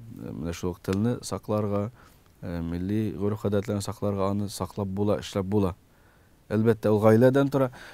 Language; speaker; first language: Tatar; early bilingual, heritage; Tatar